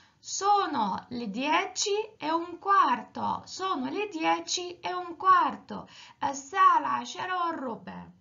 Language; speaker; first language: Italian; non-native, fluent; Arabic